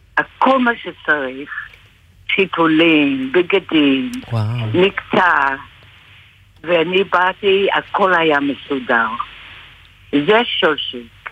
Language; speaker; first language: Hebrew; non-native, fluent; English